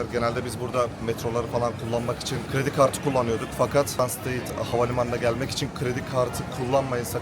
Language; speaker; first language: Turkish; native; Turkish